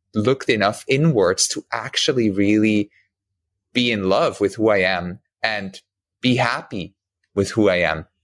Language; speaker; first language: English; non-native, fluent; German